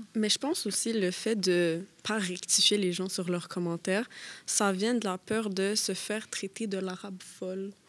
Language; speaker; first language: French; native; French